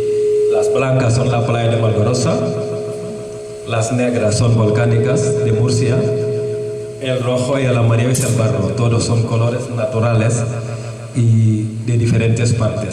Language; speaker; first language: Spanish; non-native, fluent; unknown